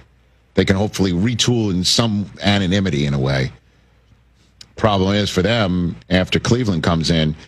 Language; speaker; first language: English; native; English